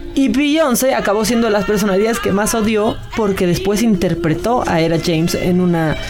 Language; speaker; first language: Spanish; native; Spanish